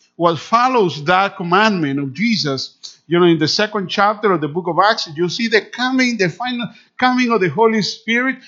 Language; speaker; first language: English; non-native, fluent; Spanish